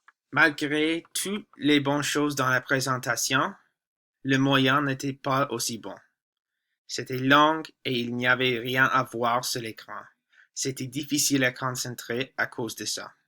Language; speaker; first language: French; non-native, learner; English